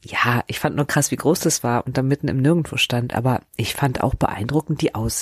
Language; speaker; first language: German; native; German